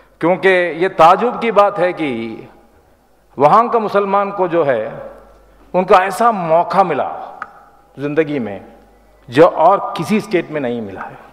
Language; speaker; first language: Hindi; non-native, local second language; Malayalam